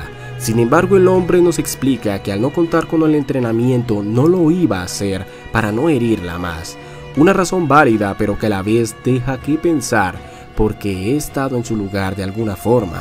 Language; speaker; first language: Spanish; native; Spanish